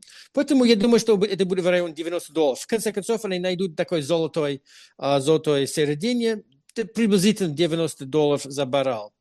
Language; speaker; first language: Russian; non-native, fluent; English